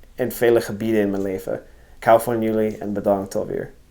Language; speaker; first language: Dutch; non-native, fluent; English